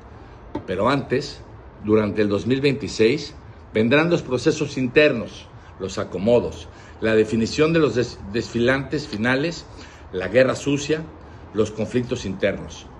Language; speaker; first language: Spanish; native; Spanish